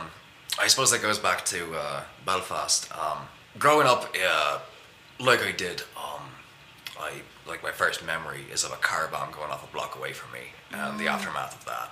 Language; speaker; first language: English; native; English